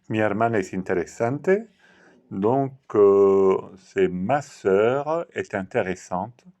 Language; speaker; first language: French; non-native, fluent; Italian